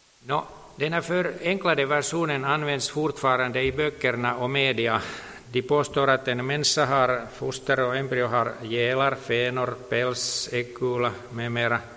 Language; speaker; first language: Swedish; non-native, local second language; Finnish